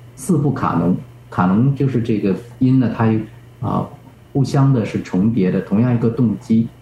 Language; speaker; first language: Chinese; native; Chinese